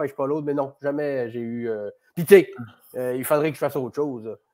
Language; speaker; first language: French; native; French